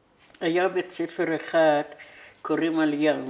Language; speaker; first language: Hebrew; non-native, fluent; Persian